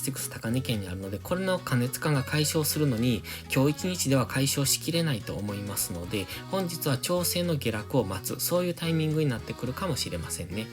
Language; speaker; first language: Japanese; native; Japanese